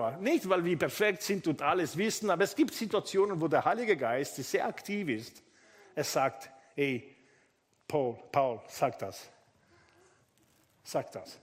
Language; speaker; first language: German; non-native, fluent; Italian